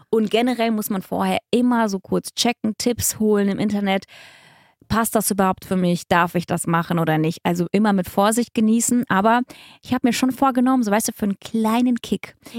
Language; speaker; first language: German; early bilingual, other home language; Russian